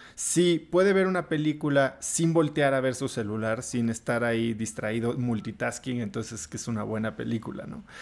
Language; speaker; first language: Spanish; native; Spanish